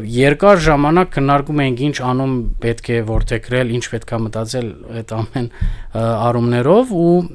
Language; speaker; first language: Armenian; early bilingual, heritage; Armenian